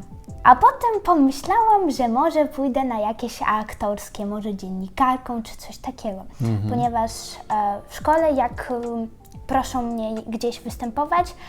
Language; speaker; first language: Polish; early bilingual, other home language; Ukrainian